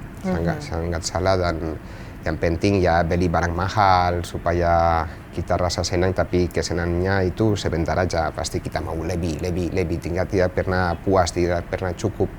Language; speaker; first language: Indonesian; non-native, fluent; Spanish